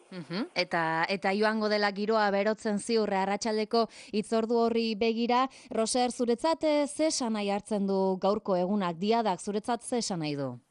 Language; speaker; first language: Basque; native; Basque